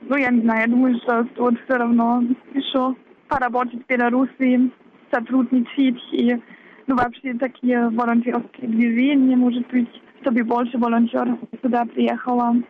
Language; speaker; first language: Russian; non-native, fluent; German